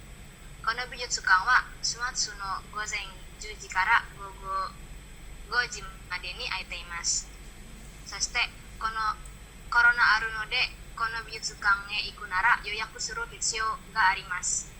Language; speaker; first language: Japanese; non-native, learner; Indonesian